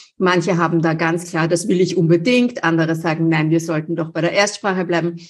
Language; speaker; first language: German; native; German